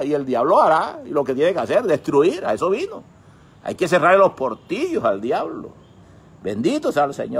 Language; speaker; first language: Spanish; native; Spanish